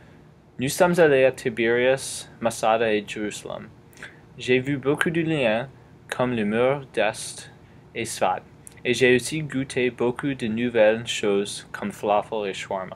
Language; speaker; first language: French; non-native, learner; English